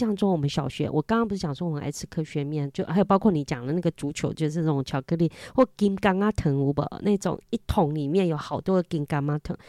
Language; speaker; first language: Chinese; non-native, local second language; Hakka Chinese